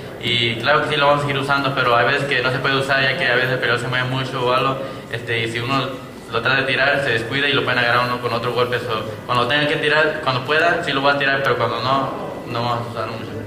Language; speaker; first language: Spanish; native; Spanish